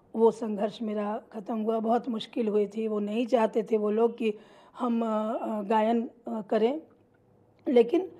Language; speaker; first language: Hindi; native; Hindi